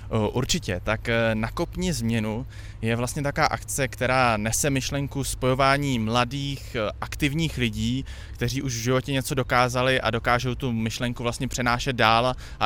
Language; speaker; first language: Czech; native; Czech